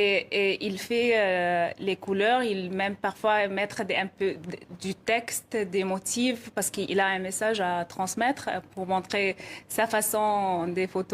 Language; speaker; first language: French; non-native, fluent; Arabic